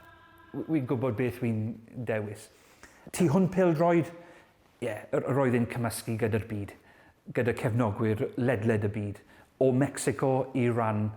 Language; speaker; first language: Welsh; non-native, learner; English